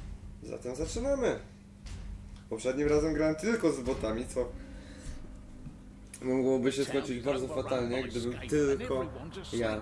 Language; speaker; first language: Polish; native; Polish